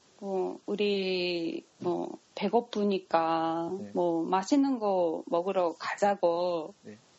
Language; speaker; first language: Korean; non-native, fluent; Japanese